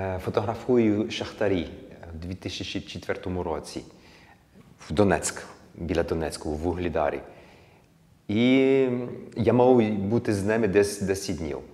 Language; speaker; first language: Ukrainian; early bilingual, heritage; Ukrainian